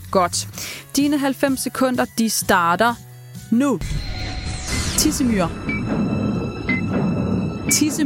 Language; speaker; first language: Danish; native; Danish